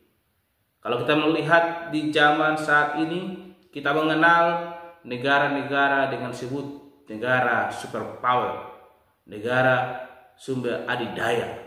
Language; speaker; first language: Indonesian; native; Indonesian